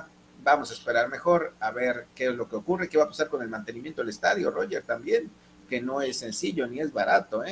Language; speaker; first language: Spanish; native; Spanish